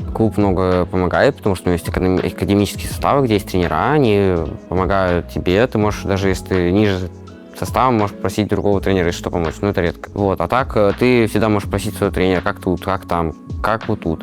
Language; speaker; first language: Russian; native; Russian